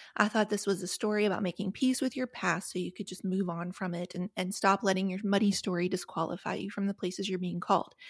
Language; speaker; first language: English; native; English